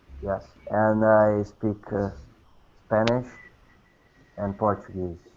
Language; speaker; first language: English; non-native, learner; Portuguese